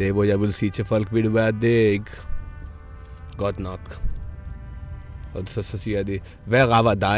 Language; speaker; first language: Danish; non-native, fluent; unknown